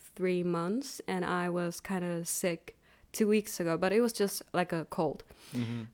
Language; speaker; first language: English; non-native, fluent; Chinese